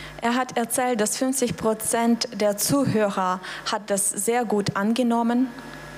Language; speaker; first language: German; non-native, fluent; Russian